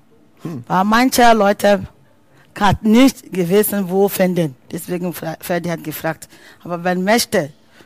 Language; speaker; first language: German; non-native, learner; Akan